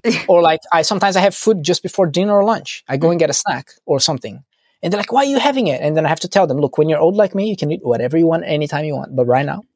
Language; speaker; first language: English; non-native, fluent; Portuguese